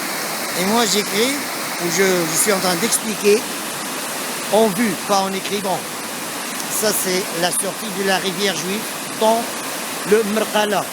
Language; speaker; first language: French; non-native, local second language; Arabic